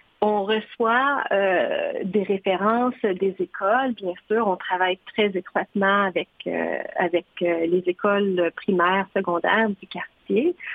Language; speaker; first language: French; native; French